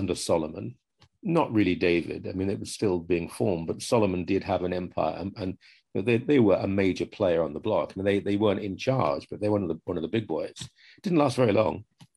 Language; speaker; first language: English; native; English